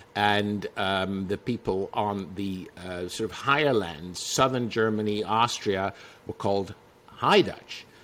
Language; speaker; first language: English; non-native, fluent; Dutch